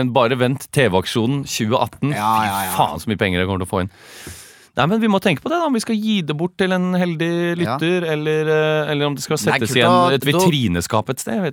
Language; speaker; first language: Norwegian; native; Norwegian